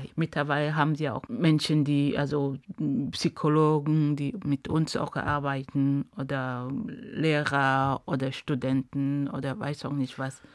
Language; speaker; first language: German; non-native, fluent; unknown